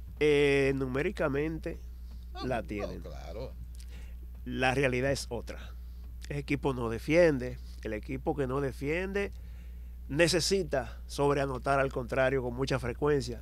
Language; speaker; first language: Spanish; native; Spanish